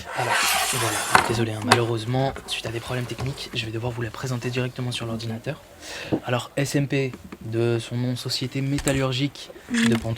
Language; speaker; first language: French; native; French